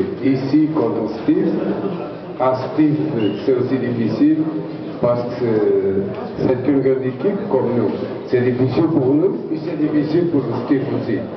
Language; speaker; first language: French; non-native, fluent; Portuguese